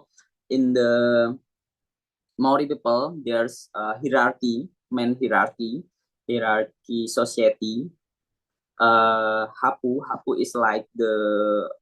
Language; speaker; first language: English; non-native, learner; Indonesian